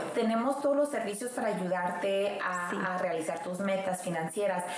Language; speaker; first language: Spanish; native; Spanish